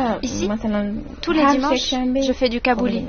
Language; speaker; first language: French; non-native, fluent; Persian